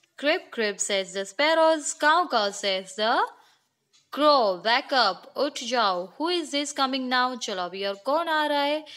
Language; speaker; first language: Hindi; non-native, local second language; Gujarati